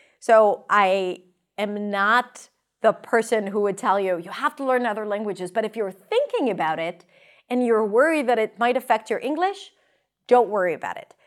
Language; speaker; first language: English; non-native, fluent; Hebrew